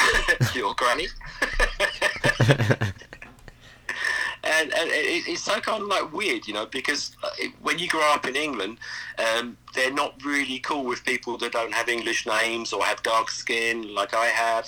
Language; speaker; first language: English; native; English